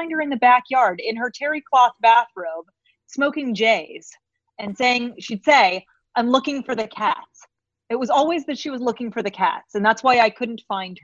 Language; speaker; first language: English; native; English